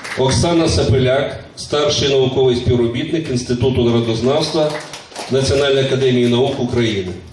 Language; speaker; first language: Ukrainian; native; Ukrainian